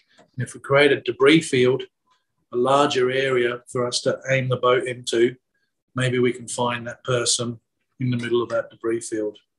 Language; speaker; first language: English; native; English